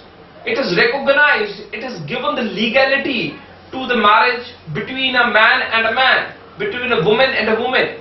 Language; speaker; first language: English; non-native, local second language; Hindi